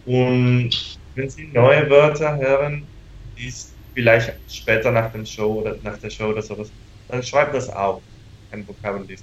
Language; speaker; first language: German; non-native, fluent; Spanish